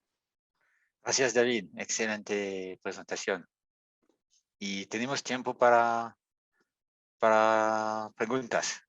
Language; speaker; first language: Spanish; non-native, learner; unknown